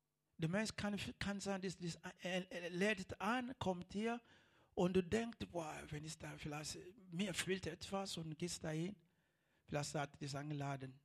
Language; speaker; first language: German; non-native, learner; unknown